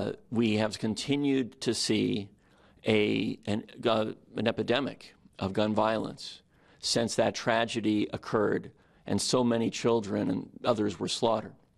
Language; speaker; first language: English; native; English